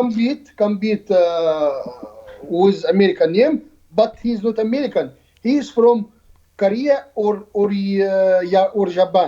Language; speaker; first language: English; non-native, learner; Arabic